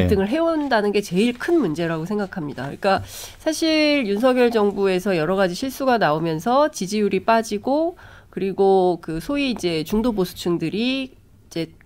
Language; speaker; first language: Korean; native; Korean